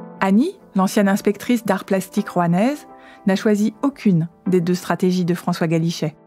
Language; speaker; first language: French; native; French